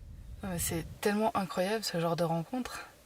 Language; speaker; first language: French; native; French